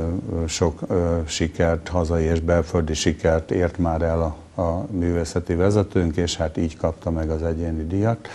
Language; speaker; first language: Hungarian; native; Hungarian